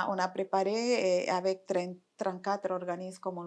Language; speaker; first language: French; non-native, fluent; Spanish